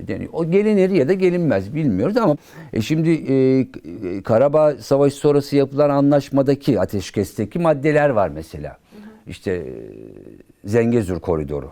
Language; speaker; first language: Turkish; native; Turkish